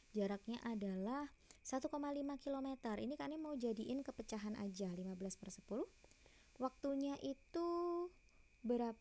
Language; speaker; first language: Indonesian; native; Indonesian